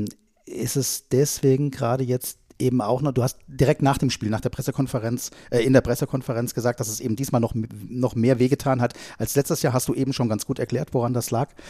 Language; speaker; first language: German; native; German